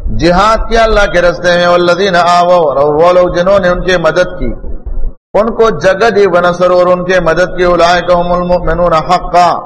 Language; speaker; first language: Urdu; non-native, local second language; Pashto